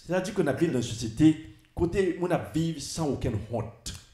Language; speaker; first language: French; native; French